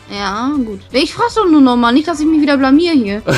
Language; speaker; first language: German; native; German